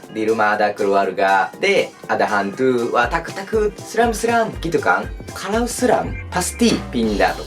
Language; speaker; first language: Indonesian; non-native, learner; Japanese